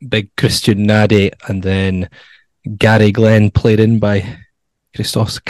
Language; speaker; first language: English; native; English